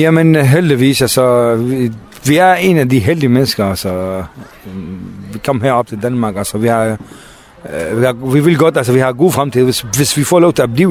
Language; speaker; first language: Danish; non-native, learner; Kurdish